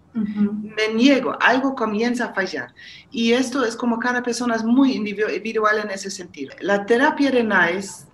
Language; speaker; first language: Spanish; non-native, fluent; German